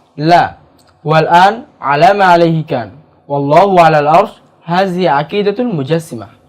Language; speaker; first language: Arabic; non-native, learner; Bangla